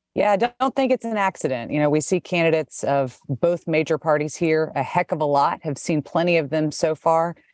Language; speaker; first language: English; native; English